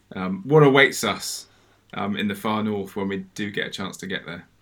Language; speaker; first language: English; native; English